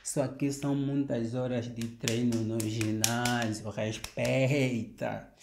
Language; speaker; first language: Portuguese; native; Portuguese